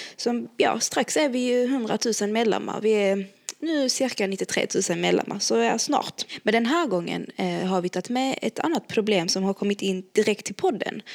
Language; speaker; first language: Swedish; early bilingual, other home language; Arabic